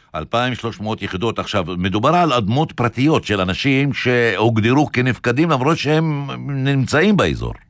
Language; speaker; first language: Hebrew; non-native, local second language; Arabic